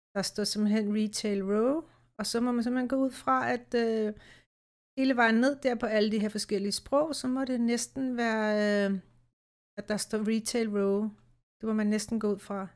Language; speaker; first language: Danish; native; Danish